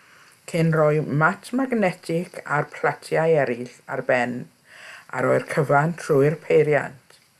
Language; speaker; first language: Welsh; native; Welsh